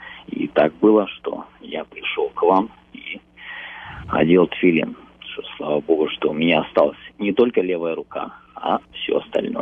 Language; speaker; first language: Russian; early bilingual, heritage; Russian